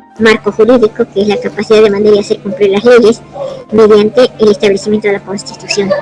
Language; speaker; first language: Spanish; native; Spanish